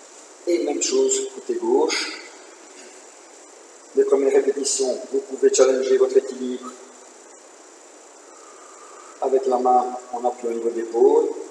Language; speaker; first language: French; native; French